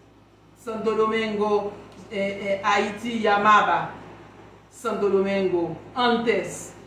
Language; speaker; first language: Spanish; non-native, learner; Haitian Creole